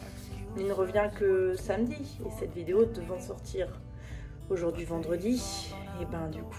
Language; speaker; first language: French; native; French